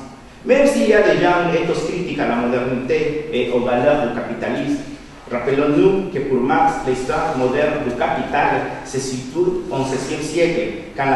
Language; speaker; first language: French; non-native, fluent; Spanish